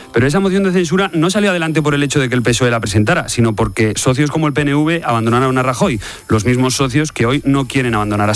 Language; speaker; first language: Spanish; native; Spanish